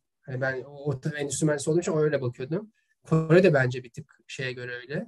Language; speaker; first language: Turkish; native; Turkish